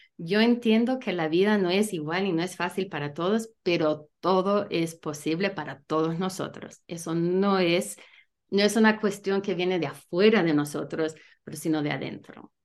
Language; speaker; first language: Spanish; early bilingual, heritage; Spanish